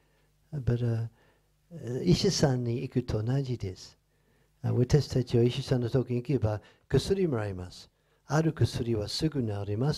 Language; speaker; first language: Japanese; non-native, fluent; English